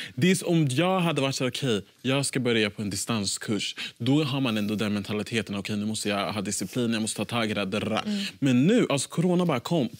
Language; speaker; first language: Swedish; early bilingual, other home language; Somali